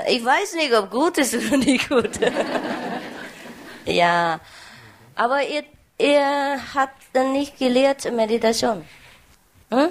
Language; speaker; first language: German; non-native, learner; Vietnamese